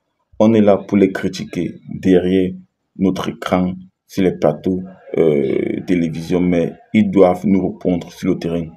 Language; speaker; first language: French; native; French